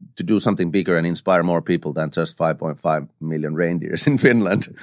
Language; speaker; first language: English; non-native, fluent; Finnish